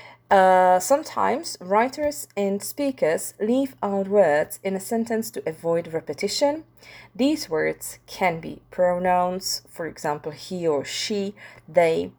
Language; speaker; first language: English; non-native, fluent; Czech